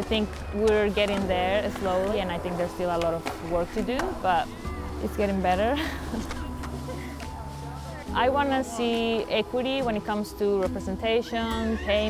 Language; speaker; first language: English; non-native, fluent; Spanish